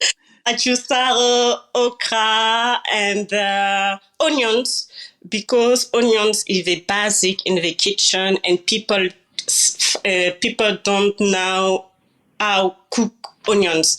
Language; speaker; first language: English; non-native, learner; French